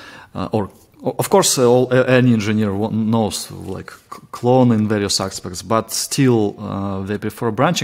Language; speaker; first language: English; non-native, fluent; Russian